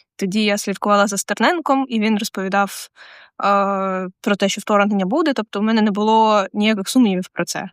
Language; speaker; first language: Ukrainian; non-native, local second language; Russian